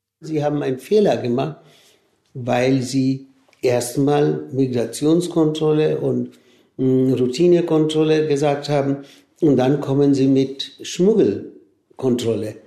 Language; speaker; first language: German; non-native, fluent; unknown